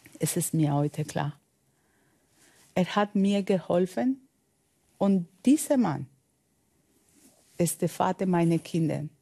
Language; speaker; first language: German; non-native, learner; Spanish